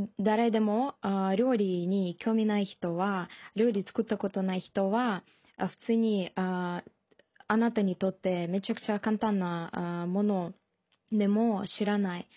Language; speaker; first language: Japanese; non-native, learner; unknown